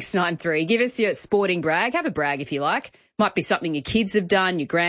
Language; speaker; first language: English; native; English